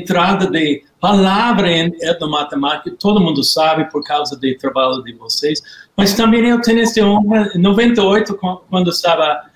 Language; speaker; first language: Portuguese; non-native, learner; English